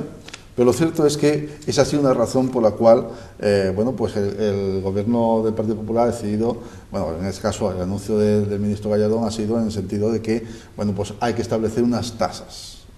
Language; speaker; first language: Spanish; native; Spanish